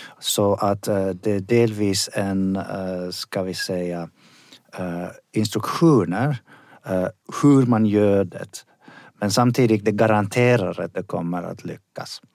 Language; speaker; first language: Swedish; non-native, fluent; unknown